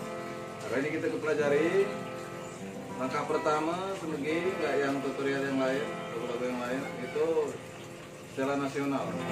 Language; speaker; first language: Indonesian; non-native, local second language; Malay